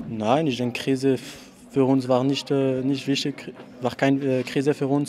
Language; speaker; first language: German; non-native, learner; French